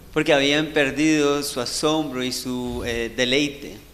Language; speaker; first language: Spanish; native; Spanish